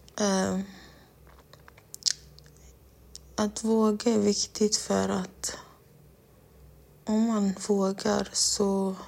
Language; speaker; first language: Swedish; non-native, local second language; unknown